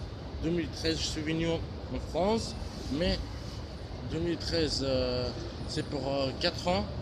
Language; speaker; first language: French; non-native, fluent; Bulgarian